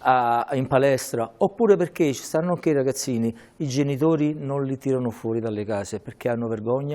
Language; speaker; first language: Italian; native; Italian